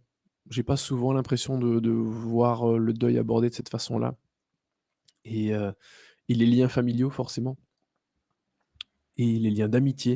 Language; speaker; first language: French; native; French